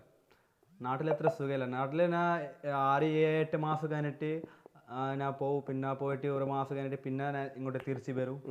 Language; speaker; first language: Malayalam; non-native, local second language; Bangla